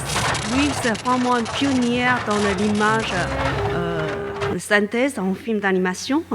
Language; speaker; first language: French; non-native, fluent; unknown